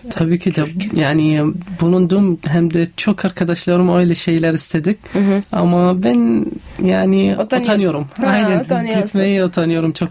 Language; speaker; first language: Turkish; non-native, learner; Arabic